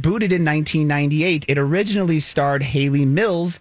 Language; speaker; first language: English; native; English